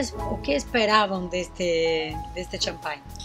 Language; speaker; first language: Spanish; non-native, fluent; Portuguese